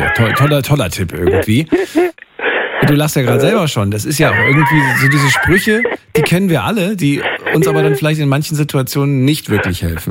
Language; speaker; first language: German; native; German